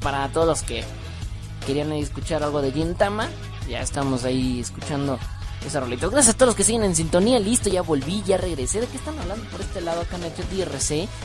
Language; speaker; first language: Spanish; native; Spanish